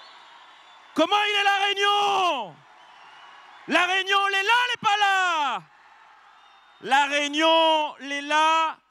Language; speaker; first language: French; native; French